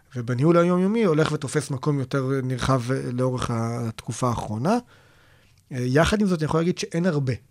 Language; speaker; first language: Hebrew; native; Hebrew